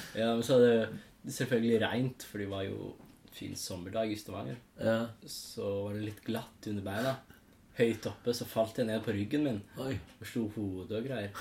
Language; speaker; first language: Norwegian; non-native, fluent; English